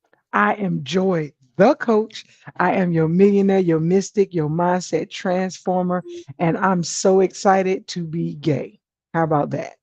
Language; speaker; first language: English; native; English